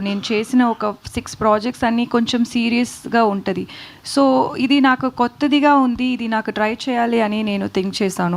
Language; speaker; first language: Telugu; non-native, fluent; Tamil